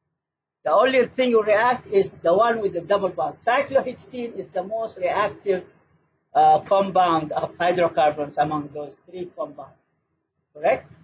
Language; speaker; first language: English; non-native, fluent; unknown